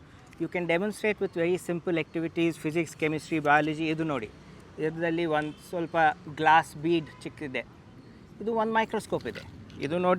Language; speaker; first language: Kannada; non-native, local second language; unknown